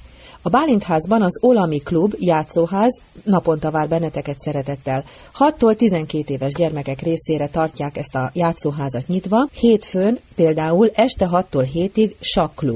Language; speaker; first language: Hungarian; native; Hungarian